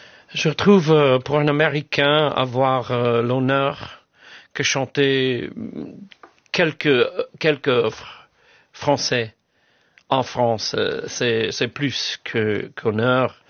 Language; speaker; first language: French; non-native, learner; English